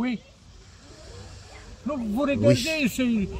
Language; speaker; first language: French; non-native, learner; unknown